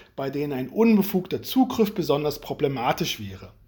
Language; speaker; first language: German; native; German